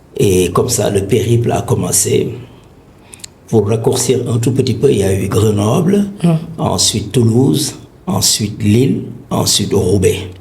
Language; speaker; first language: French; non-native, local second language; Wolof